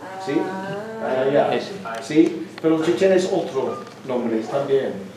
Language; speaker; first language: Spanish; non-native, learner; English